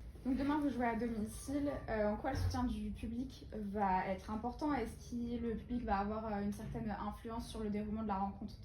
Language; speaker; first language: French; native; French